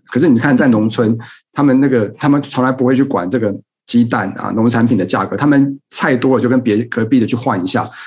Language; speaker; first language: Chinese; native; Chinese